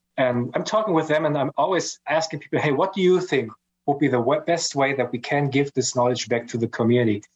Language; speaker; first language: English; non-native, fluent; German